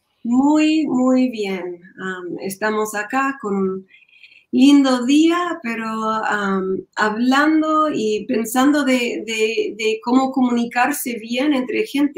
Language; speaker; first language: Spanish; non-native, learner; English